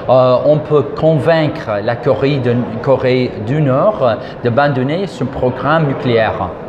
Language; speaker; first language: French; non-native, fluent; English